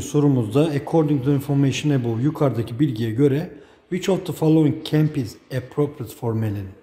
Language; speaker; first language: English; non-native, fluent; Turkish